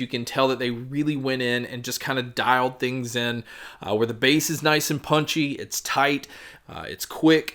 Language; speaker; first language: English; native; English